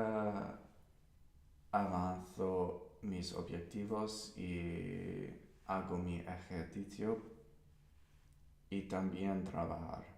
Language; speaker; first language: Spanish; non-native, learner; English